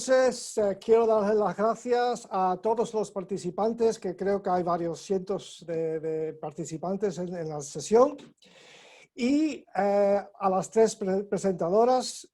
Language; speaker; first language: Spanish; non-native, fluent; English